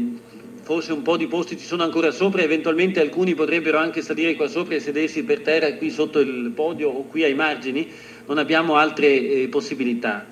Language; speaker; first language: Italian; native; Italian